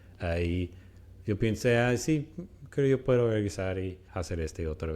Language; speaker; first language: Spanish; non-native, fluent; English